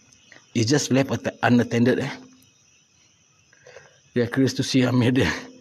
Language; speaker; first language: English; non-native, local second language; Malay